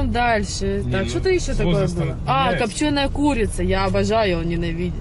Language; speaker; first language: Russian; native; Russian